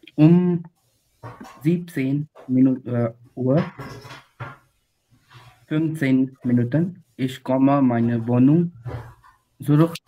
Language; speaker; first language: German; non-native, learner; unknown